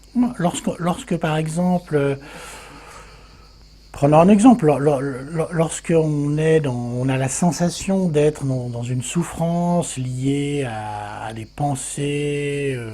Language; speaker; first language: French; native; French